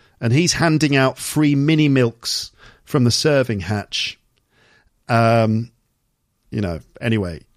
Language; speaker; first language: English; native; English